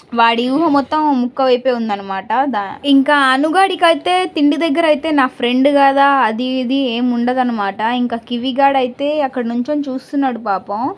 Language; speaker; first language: Telugu; native; Telugu